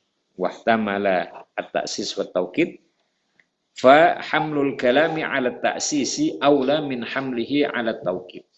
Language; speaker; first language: Arabic; non-native, fluent; Indonesian